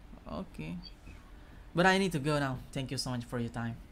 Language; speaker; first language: English; non-native, fluent; Indonesian